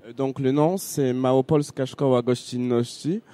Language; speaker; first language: French; non-native, fluent; Polish